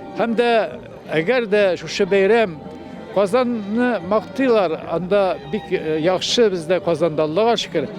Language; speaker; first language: Tatar; native; Tatar